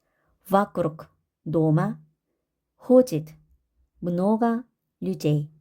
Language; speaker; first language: Russian; non-native, fluent; Korean